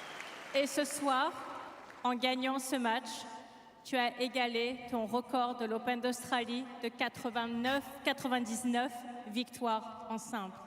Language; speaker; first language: French; native; French